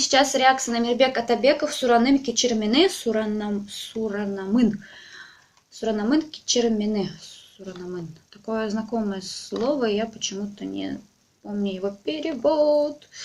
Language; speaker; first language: Russian; native; Russian